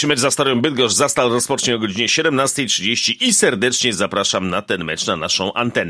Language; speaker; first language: Polish; native; Polish